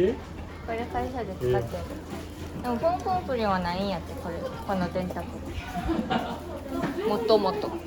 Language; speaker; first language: Japanese; non-native, fluent; Korean